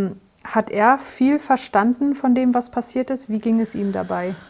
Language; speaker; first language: German; native; German